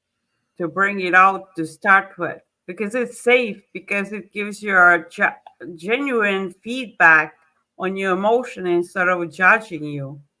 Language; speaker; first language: English; non-native, fluent; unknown